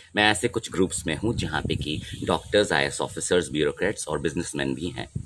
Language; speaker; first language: Hindi; non-native, local second language; Odia